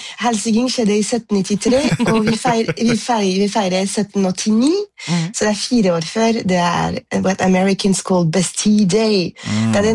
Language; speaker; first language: Norwegian; non-native, fluent; French